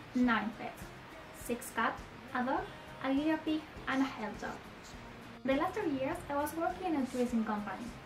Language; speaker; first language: English; non-native, learner; Spanish